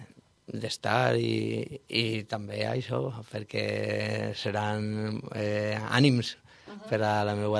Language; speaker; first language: Catalan; non-native, learner; Spanish